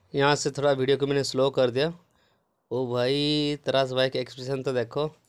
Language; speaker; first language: Hindi; non-native, local second language; Odia